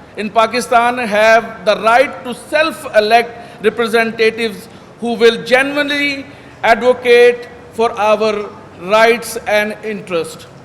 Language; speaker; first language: English; non-native, local second language; Urdu